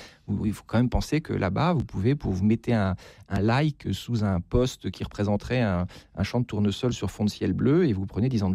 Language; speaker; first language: French; native; French